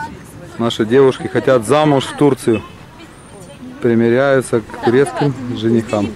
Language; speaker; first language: Russian; native; Russian